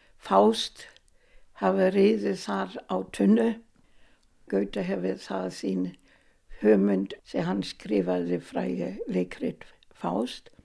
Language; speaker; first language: Icelandic; non-native, fluent; German